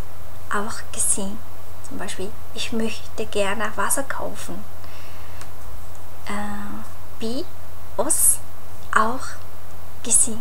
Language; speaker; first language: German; non-native, fluent; Mongolian